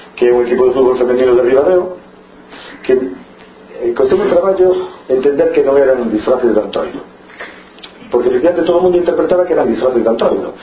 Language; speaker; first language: Spanish; non-native, local second language; Galician